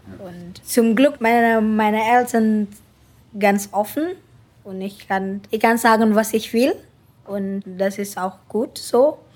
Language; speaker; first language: German; non-native, learner; Indonesian